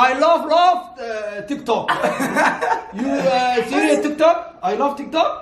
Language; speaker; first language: English; non-native, learner; Somali